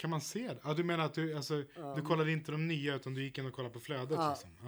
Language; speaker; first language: Swedish; native; Swedish